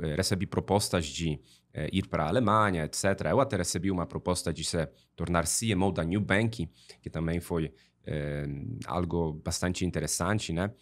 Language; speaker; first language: Portuguese; non-native, fluent; Polish